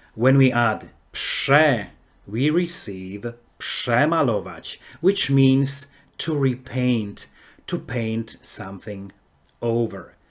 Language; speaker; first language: English; non-native, fluent; Polish